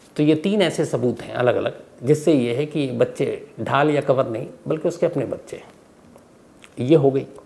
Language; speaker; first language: Hindi; native; Hindi